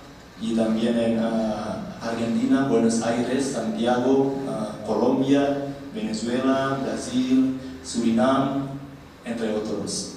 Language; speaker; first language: Spanish; non-native, learner; Indonesian